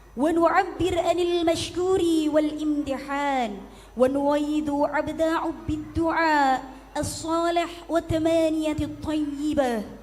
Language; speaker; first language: Arabic; non-native, learner; Indonesian